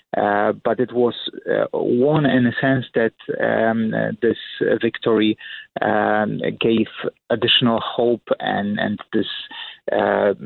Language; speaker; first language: English; non-native, fluent; Polish